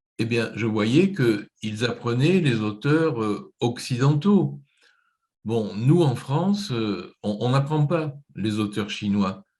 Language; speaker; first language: French; native; French